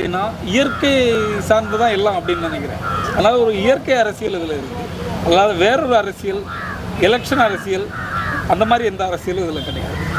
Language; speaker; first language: Tamil; native; Tamil